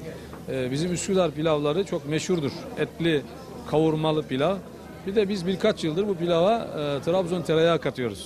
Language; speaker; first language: Turkish; native; Turkish